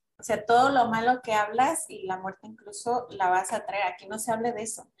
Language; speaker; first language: Spanish; native; Spanish